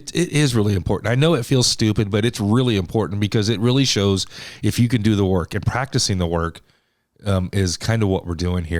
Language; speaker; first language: English; native; English